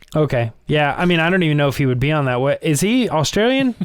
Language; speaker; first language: English; native; English